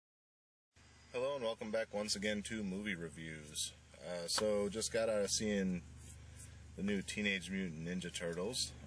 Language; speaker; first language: English; native; English